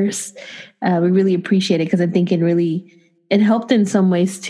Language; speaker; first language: English; non-native, fluent; Spanish